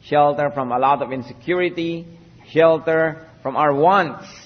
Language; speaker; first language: English; non-native, local second language; Filipino